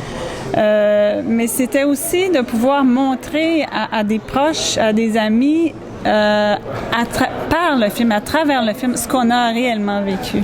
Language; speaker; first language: French; native; French